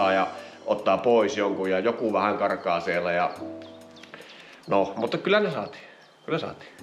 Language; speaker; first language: Finnish; native; Finnish